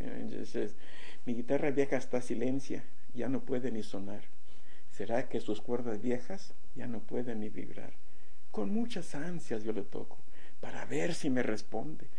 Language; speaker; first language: Spanish; early bilingual, heritage; Spanish